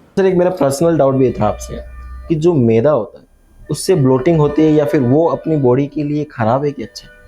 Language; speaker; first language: Hindi; native; Hindi